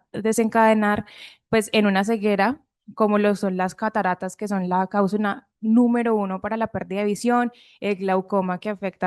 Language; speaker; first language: Spanish; native; Spanish